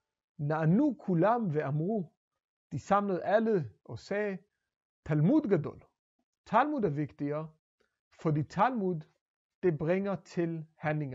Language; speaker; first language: Danish; non-native, fluent; Hebrew